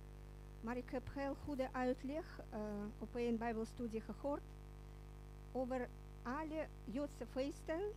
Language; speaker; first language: Dutch; non-native, learner; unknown